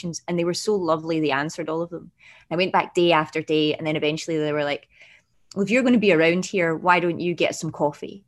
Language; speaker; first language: English; native; English